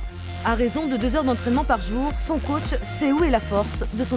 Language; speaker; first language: French; native; French